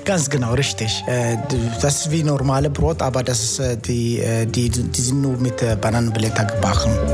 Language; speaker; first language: German; non-native, fluent; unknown